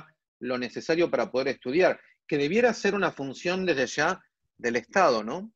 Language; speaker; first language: Spanish; native; Spanish